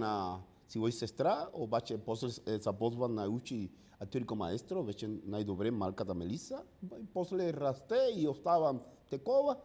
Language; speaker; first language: Bulgarian; non-native, learner; Spanish